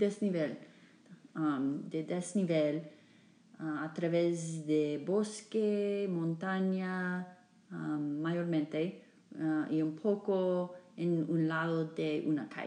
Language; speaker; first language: Spanish; non-native, fluent; English